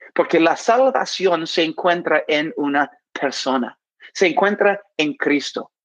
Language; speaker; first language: Spanish; non-native, fluent; English